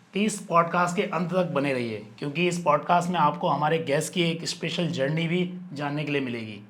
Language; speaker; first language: Hindi; native; Hindi